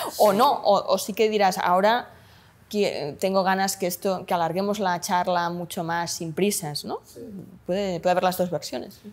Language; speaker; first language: Spanish; non-native, local second language; Catalan